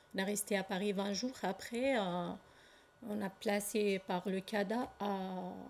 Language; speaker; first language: French; non-native, learner; Arabic